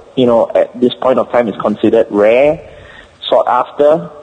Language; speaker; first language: English; native; English